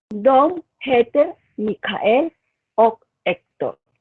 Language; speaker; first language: Swedish; non-native, learner; Spanish